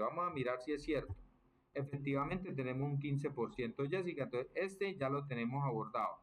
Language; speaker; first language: Spanish; native; Spanish